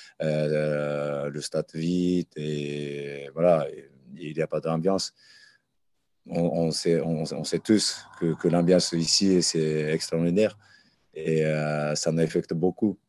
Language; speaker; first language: French; non-native, learner; Japanese